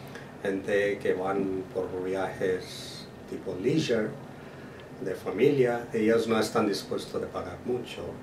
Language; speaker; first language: Spanish; non-native, fluent; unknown